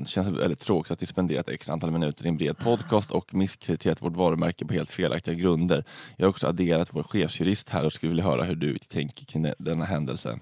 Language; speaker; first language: Swedish; native; Swedish